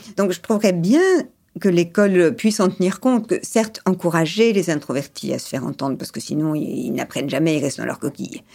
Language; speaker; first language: French; early bilingual, other home language; English